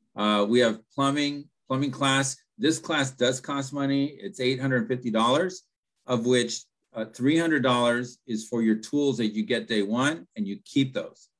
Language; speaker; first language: English; early bilingual, other home language; Spanish